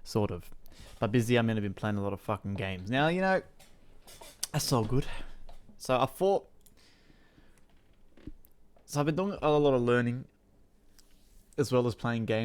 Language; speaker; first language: English; native; English